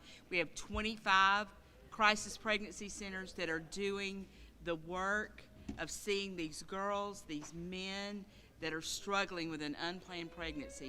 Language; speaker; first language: English; native; English